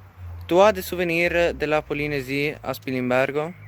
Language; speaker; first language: French; non-native, learner; Italian